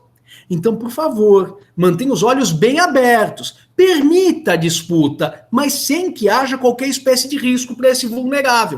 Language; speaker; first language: Portuguese; native; Portuguese